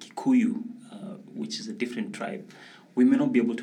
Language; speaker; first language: English; non-native, local second language; Luo (Kenya and Tanzania)